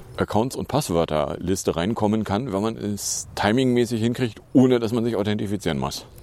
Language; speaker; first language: German; native; German